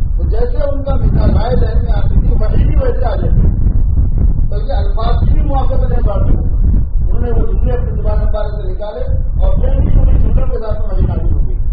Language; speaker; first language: Urdu; native; Urdu